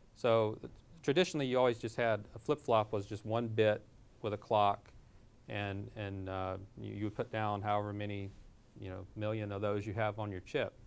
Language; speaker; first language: English; native; English